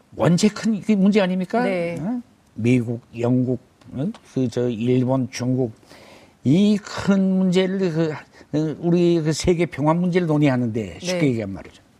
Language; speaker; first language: Korean; native; Korean